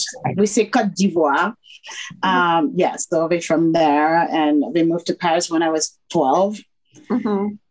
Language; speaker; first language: English; non-native, fluent; French